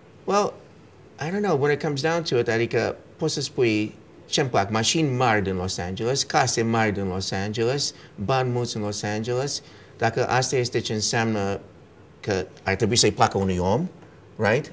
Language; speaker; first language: Romanian; early bilingual, heritage; Romanian